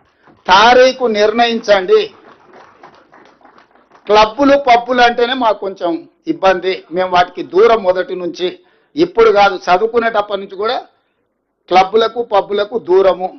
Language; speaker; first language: Telugu; native; Telugu